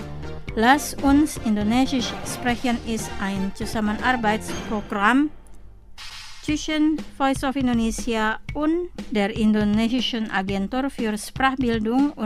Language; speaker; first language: German; non-native, fluent; Indonesian